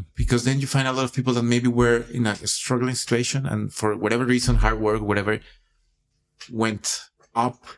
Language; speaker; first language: English; non-native, fluent; Spanish